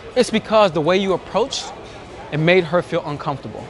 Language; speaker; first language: English; native; English